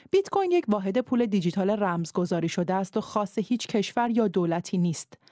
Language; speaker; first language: Persian; native; Persian